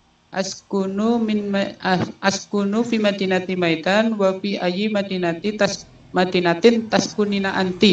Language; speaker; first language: Arabic; non-native, learner; Indonesian